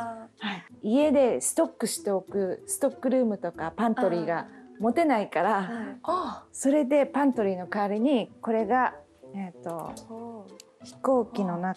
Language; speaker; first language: Japanese; native; Japanese